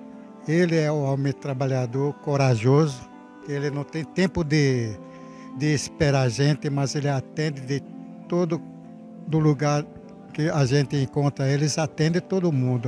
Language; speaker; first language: Portuguese; non-native, local second language; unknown